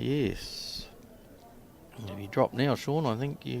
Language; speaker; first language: English; native; English